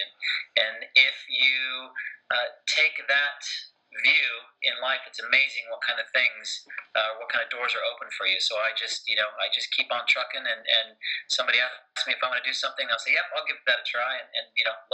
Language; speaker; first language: English; native; English